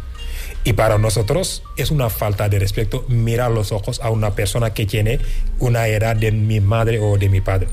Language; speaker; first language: Spanish; non-native, fluent; Wolof